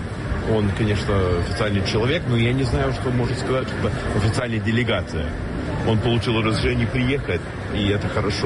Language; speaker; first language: Russian; non-native, fluent; English